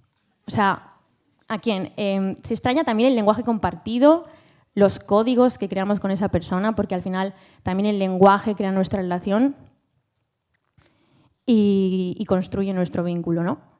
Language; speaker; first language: Spanish; native; Spanish